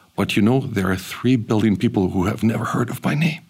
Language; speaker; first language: English; early bilingual, other home language; German